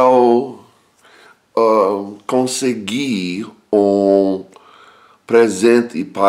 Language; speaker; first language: Portuguese; non-native, learner; English